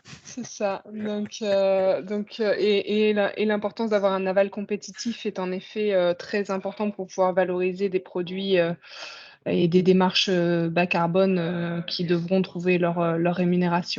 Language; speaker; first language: French; native; French